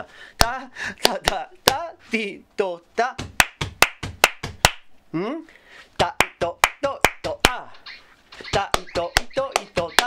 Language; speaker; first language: Japanese; non-native, fluent; Spanish